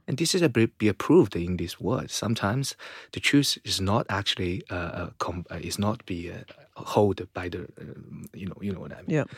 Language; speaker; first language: English; non-native, fluent; Chinese